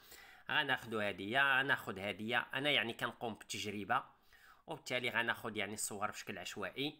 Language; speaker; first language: Arabic; native; Arabic